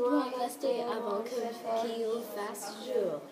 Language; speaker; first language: French; non-native, learner; English